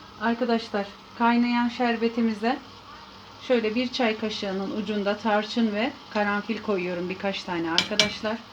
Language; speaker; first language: Turkish; native; Turkish